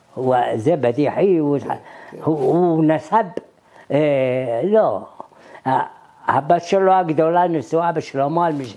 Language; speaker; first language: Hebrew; early bilingual, other home language; Arabic